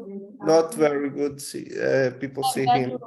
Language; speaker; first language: English; non-native, learner; Portuguese